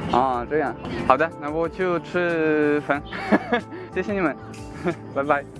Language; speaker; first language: Chinese; non-native, fluent; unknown